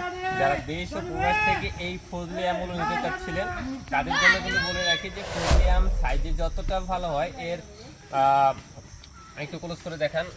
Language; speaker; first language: Bangla; native; Bangla